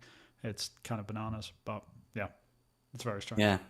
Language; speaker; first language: English; native; English